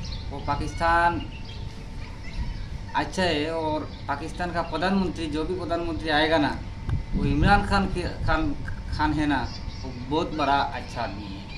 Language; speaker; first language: Hindi; non-native, learner; Bangla